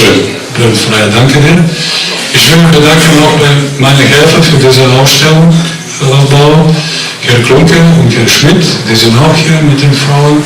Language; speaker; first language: German; non-native, fluent; Bulgarian